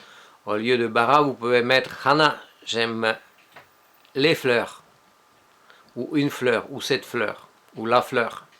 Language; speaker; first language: French; non-native, fluent; Russian